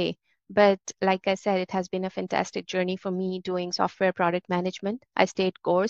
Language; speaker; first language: English; non-native, local second language; Hindi